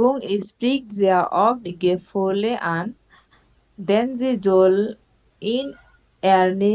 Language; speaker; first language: German; non-native, learner; Bangla